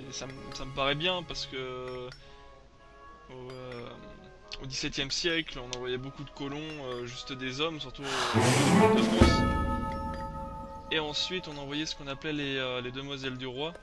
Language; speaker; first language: French; native; French